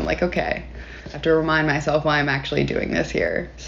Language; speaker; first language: English; native; English